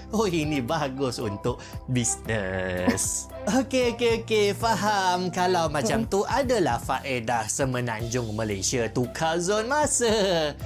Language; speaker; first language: Malay; native; Malay